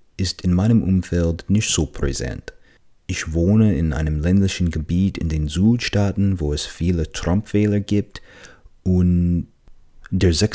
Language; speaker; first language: German; non-native, fluent; English